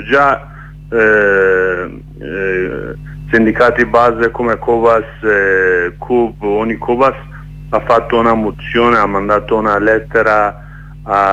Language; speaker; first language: Italian; non-native, learner; Kurdish